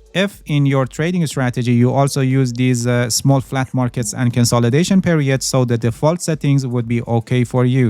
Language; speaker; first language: English; non-native, fluent; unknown